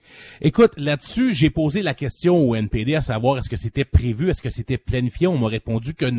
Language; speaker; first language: French; native; French